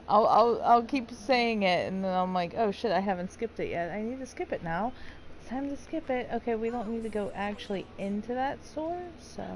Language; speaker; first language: English; native; English